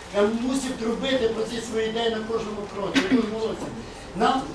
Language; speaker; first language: Ukrainian; native; Ukrainian